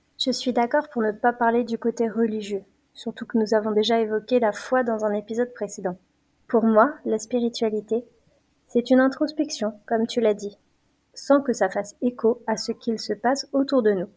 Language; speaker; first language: French; native; French